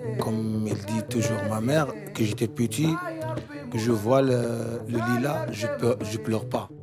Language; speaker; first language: French; non-native, learner; Arabic